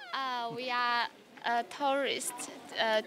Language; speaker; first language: English; non-native, learner; Chinese